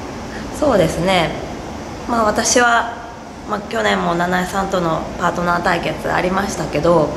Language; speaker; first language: Japanese; native; Japanese